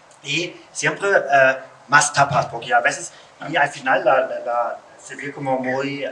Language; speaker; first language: Spanish; non-native, learner; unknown